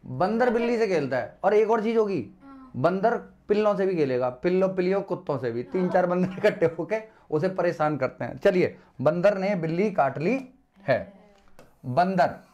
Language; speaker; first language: Hindi; native; Hindi